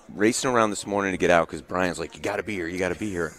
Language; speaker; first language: English; native; English